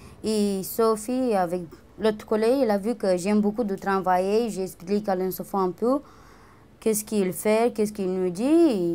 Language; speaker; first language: French; non-native, learner; Romanian